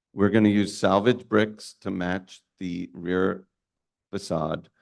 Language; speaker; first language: English; native; English